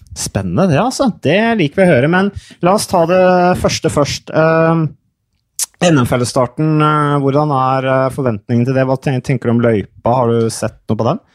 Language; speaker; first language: Norwegian; native; Norwegian